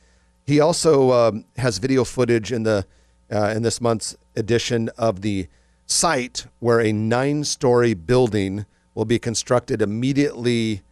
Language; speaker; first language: English; native; English